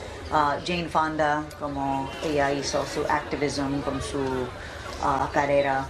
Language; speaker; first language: Spanish; early bilingual, heritage; English